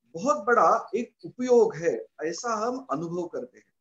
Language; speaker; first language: Hindi; non-native, local second language; Marathi